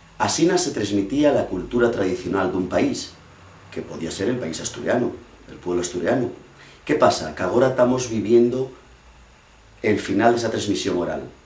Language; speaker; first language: Asturian; native; Asturian